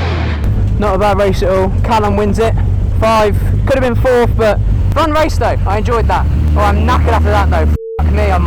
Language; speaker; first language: English; native; English